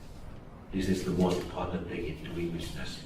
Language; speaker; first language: English; non-native, fluent; Thai